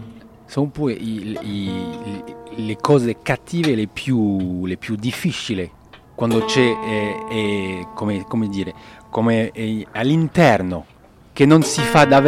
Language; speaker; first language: Italian; non-native, learner; French